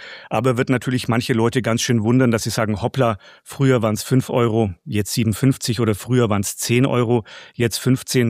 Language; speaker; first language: German; native; German